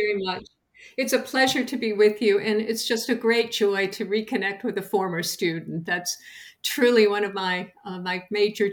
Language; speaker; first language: English; native; English